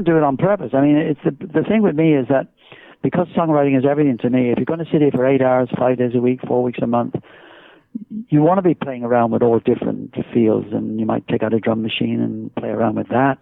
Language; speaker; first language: English; native; English